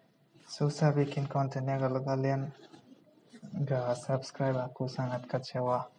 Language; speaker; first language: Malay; non-native, local second language; Bangla